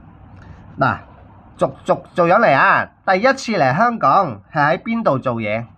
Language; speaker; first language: Cantonese; native; Cantonese